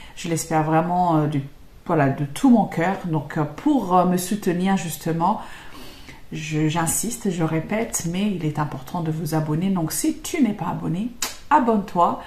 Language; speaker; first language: French; non-native, fluent; English